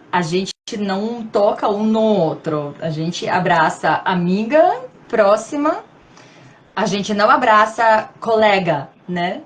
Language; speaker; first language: Portuguese; non-native, fluent; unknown